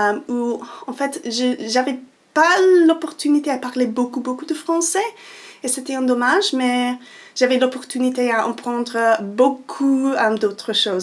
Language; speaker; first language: French; non-native, fluent; English